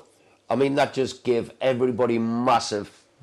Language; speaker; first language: English; native; English